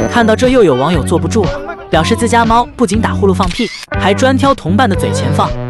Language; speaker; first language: Chinese; native; Chinese